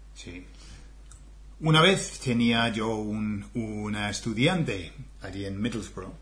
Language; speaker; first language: Spanish; non-native, fluent; English